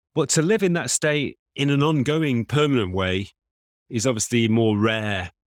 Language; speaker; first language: English; native; English